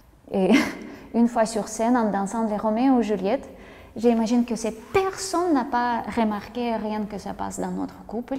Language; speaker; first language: French; non-native, learner; Russian